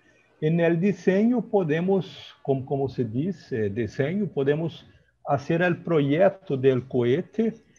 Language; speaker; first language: Spanish; non-native, learner; Portuguese